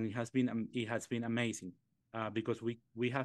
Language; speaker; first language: English; non-native, fluent; Spanish